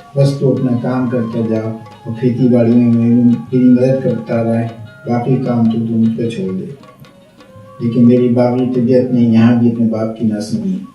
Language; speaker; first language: Urdu; native; Urdu